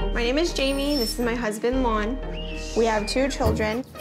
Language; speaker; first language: English; native; English